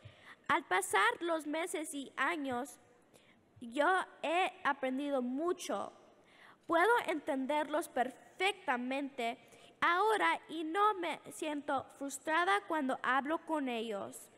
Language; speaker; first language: Spanish; early bilingual, heritage; English